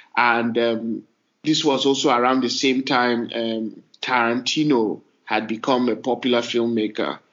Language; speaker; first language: English; non-native, local second language; Hausa